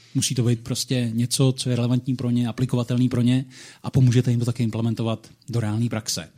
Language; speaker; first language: Czech; native; Czech